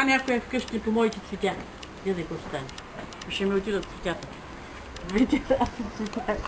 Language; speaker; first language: Bulgarian; native; Bulgarian